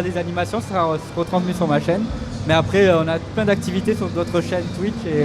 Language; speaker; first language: French; native; French